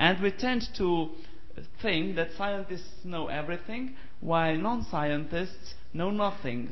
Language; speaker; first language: English; non-native, fluent; Hungarian